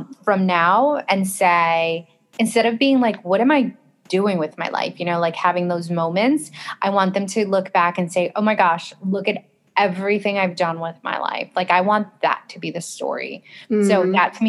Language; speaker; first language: English; early bilingual, other home language; Spanish